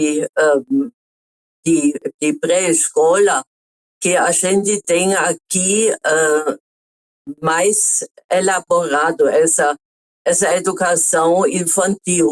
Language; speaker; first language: Portuguese; non-native, fluent; German